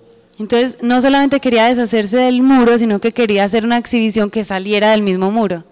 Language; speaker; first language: Spanish; native; Spanish